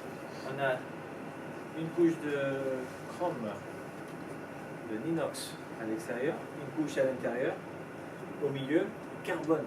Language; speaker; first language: French; native; French